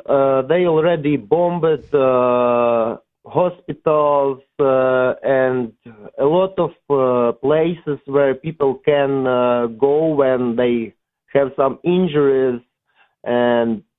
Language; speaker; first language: English; non-native, learner; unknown